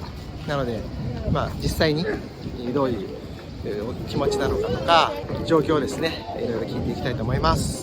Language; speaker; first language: Japanese; native; Japanese